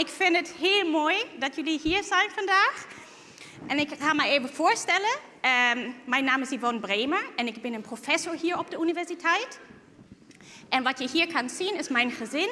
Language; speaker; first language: Dutch; non-native, fluent; German